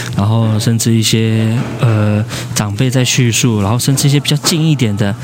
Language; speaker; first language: Chinese; native; Chinese